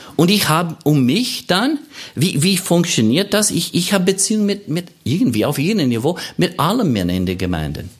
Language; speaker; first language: German; non-native, fluent; English